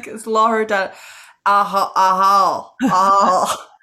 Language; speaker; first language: Irish; native; Irish